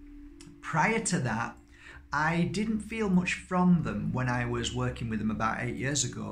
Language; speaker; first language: English; native; English